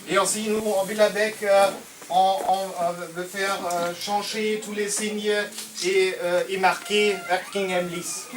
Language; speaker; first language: French; non-native, learner; German